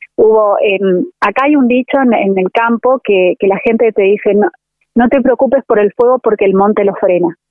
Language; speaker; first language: Spanish; native; Spanish